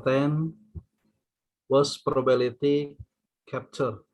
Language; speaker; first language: English; non-native, learner; Indonesian